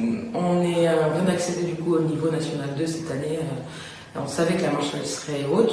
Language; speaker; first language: French; native; French